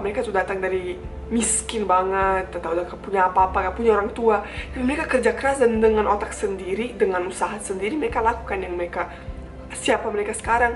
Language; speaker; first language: Indonesian; non-native, fluent; Bosnian